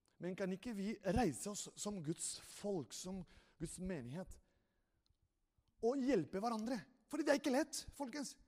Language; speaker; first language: Norwegian; non-native, fluent; Spanish